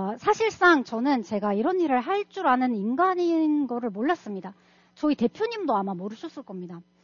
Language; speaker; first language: Korean; non-native, fluent; Russian